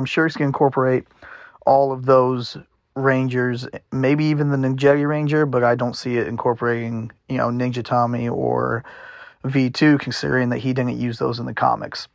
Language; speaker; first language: English; native; English